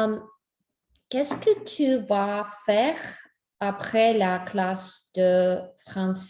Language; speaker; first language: French; non-native, learner; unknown